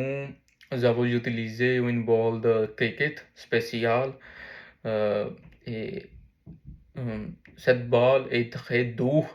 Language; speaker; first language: French; non-native, learner; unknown